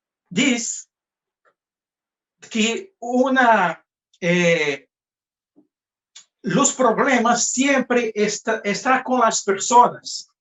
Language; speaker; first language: Spanish; non-native, fluent; Portuguese